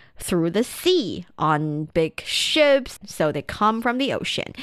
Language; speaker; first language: English; non-native, fluent; Chinese